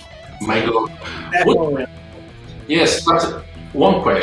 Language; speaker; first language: English; non-native, learner; Italian